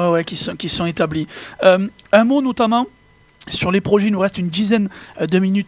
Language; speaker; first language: French; native; French